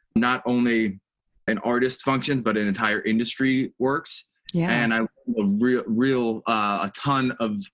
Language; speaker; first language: English; native; English